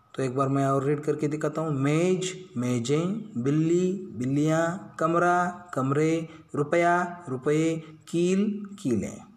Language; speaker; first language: Hindi; non-native, local second language; Marathi